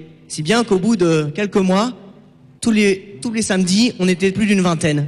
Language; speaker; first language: French; native; French